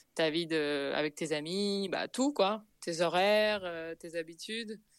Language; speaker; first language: French; non-native, fluent; Spanish